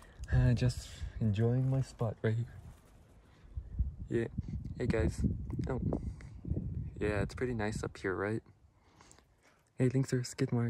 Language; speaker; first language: English; native; English